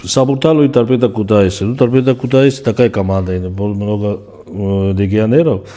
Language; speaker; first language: Russian; non-native, fluent; Georgian